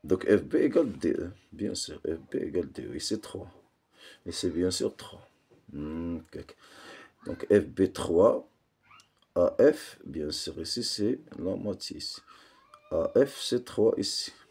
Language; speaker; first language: French; non-native, local second language; Arabic